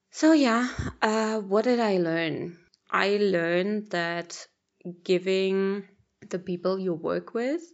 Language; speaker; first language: English; non-native, fluent; German